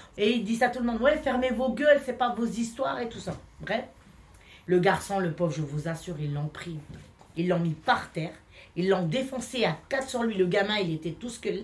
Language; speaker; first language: French; non-native, local second language; Romany